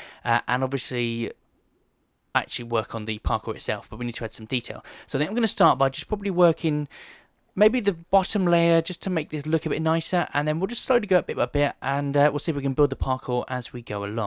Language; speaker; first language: English; native; English